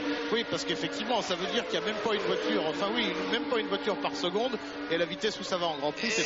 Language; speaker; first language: French; native; French